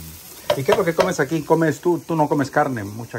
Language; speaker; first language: Spanish; native; Spanish